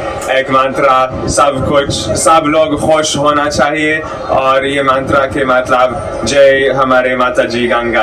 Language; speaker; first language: Hindi; non-native, learner; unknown